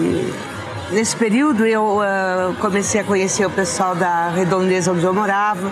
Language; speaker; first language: Portuguese; early bilingual, other home language; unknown